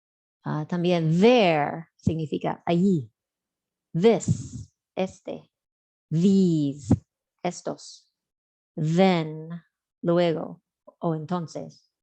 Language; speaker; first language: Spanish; non-native, fluent; English